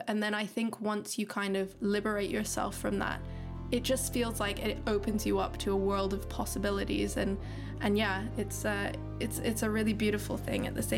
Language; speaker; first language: English; non-native, local second language; Cantonese